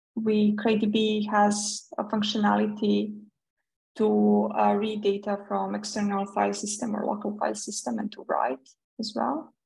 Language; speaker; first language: English; non-native, fluent; Serbian